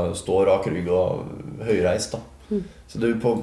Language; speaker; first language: Norwegian; native; Norwegian